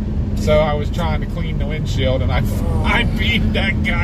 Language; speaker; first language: English; native; English